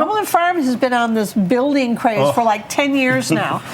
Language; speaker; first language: English; native; English